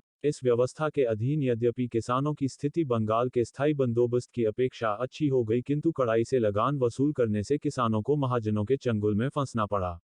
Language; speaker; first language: Hindi; native; Hindi